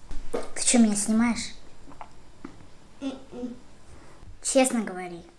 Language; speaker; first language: Russian; native; Russian